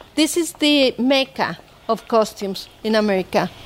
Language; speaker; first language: English; non-native, fluent; Spanish